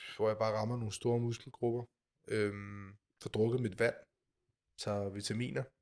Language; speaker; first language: Danish; native; Danish